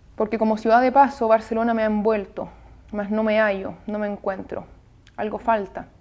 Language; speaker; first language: Spanish; native; Spanish